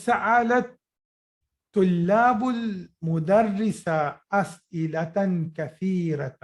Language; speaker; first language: Arabic; non-native, fluent; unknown